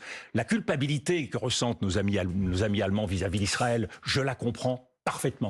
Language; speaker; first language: French; native; French